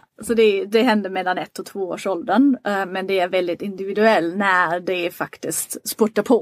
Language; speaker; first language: Swedish; non-native, fluent; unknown